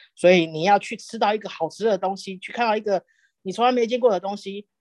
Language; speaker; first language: Chinese; native; Chinese